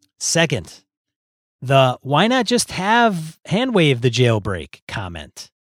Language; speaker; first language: English; native; English